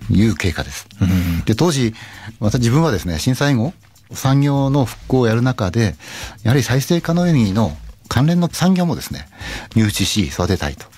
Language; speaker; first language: Japanese; native; Japanese